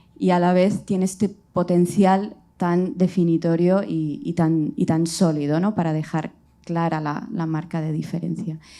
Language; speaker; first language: Spanish; early bilingual, other home language; Riffian